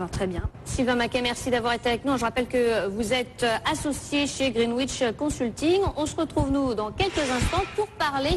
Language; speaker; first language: French; native; French